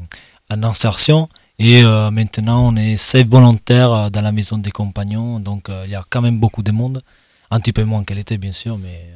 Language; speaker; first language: French; non-native, fluent; Italian